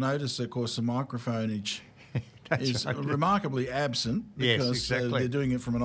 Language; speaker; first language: English; native; English